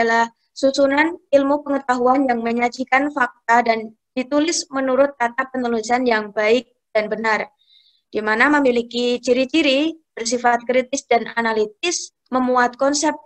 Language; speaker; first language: Indonesian; native; Indonesian